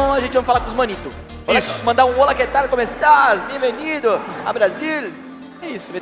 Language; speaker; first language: Portuguese; native; Portuguese